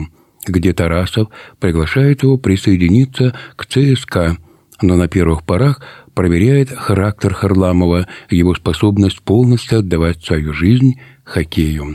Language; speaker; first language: Russian; native; Russian